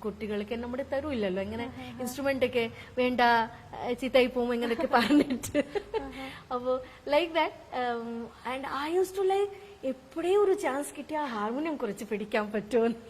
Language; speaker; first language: Malayalam; non-native, local second language; Bangla